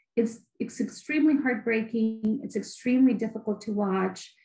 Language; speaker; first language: English; non-native, fluent; Ukrainian